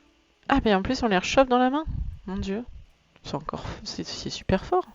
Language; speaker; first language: French; native; French